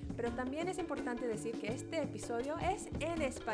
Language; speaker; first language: Spanish; early bilingual, other home language; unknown